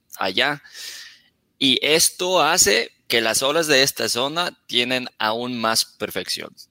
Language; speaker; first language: Spanish; non-native, fluent; English